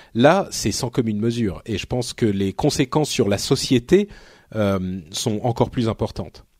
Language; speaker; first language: French; native; French